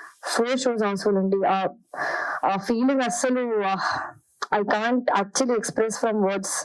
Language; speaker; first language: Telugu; non-native, learner; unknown